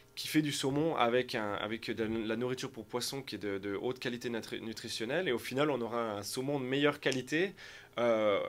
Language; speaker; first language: French; native; French